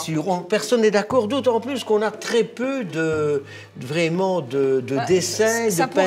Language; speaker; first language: French; native; French